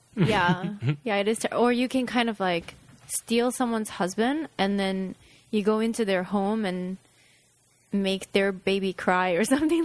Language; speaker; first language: English; non-native, fluent; Japanese